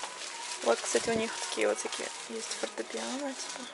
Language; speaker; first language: Russian; native; Russian